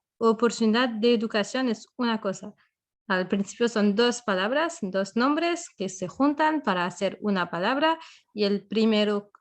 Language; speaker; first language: Spanish; non-native, fluent; French